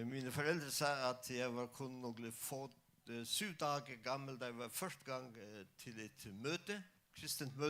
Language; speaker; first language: Danish; non-native, local second language; Faroese